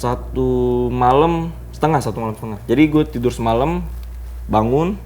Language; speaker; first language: Indonesian; native; Indonesian